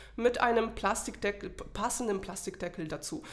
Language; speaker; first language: German; non-native, fluent; Polish